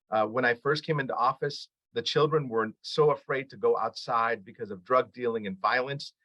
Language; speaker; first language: English; early bilingual, other home language; Arabic